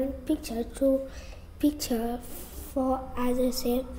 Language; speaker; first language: English; non-native, learner; Vietnamese